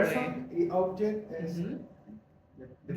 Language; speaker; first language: English; non-native, learner; Spanish